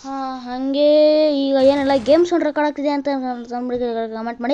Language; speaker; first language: Kannada; native; Kannada